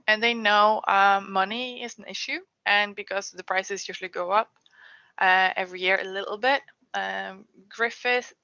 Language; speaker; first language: English; non-native, fluent; Norwegian